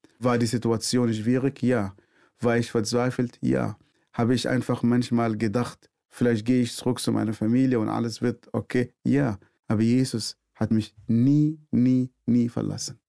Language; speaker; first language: German; non-native, fluent; Arabic